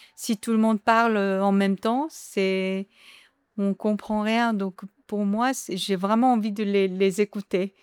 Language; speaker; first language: French; non-native, fluent; Korean